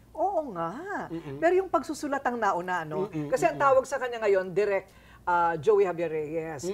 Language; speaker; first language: Filipino; native; Filipino